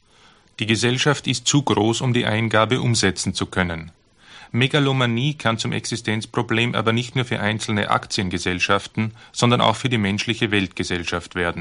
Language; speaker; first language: German; native; German